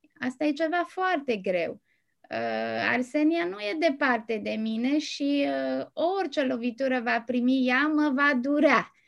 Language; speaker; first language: Romanian; native; Romanian